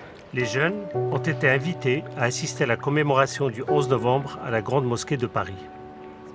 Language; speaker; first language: French; native; French